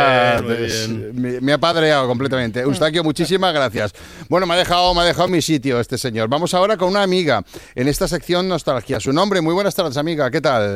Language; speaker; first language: Spanish; native; Spanish